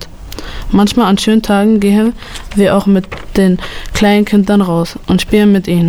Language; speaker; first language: German; early bilingual, other home language; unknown